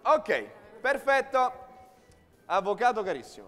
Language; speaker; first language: Italian; native; Italian